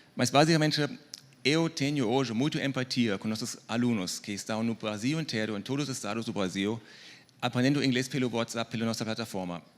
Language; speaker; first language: Portuguese; non-native, fluent; German